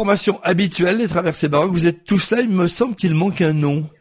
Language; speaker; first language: French; native; French